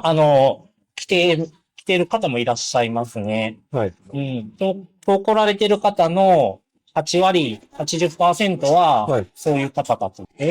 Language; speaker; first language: Japanese; native; Japanese